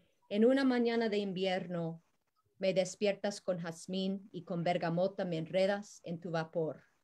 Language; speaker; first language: Spanish; non-native, fluent; English